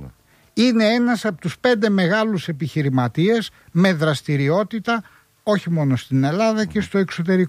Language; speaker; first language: Greek; native; Greek